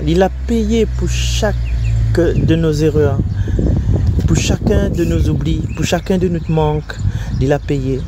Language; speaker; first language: French; non-native, local second language; Réunion Creole French